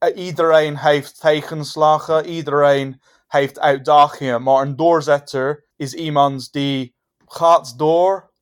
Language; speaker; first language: Dutch; non-native, fluent; English